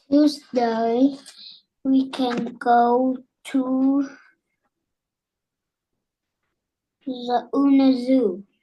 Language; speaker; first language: English; non-native, learner; Vietnamese